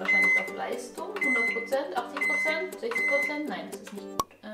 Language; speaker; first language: German; native; German